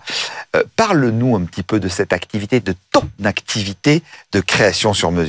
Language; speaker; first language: French; native; French